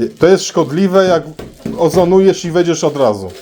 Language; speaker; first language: Polish; native; Polish